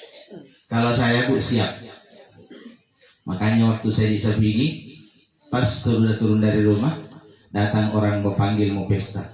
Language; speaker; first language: Indonesian; non-native, local second language; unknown